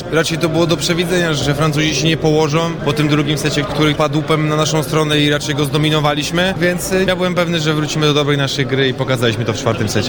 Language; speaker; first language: Polish; native; Polish